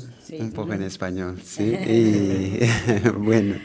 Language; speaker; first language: Spanish; non-native, learner; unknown